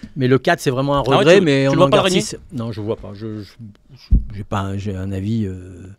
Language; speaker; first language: French; native; French